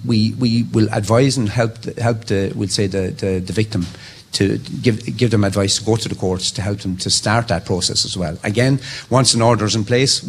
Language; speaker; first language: English; native; English